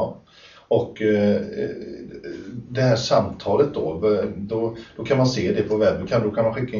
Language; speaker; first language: Swedish; native; Swedish